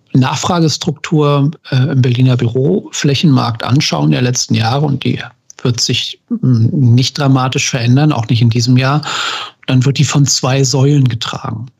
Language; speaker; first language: German; native; German